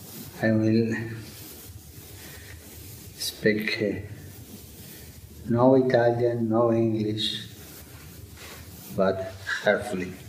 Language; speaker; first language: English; non-native, learner; Italian